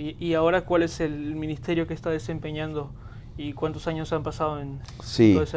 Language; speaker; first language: Spanish; native; Spanish